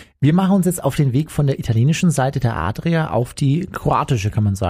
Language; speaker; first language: German; native; German